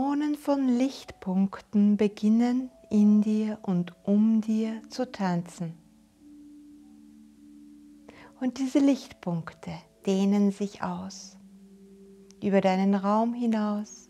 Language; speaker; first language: German; native; German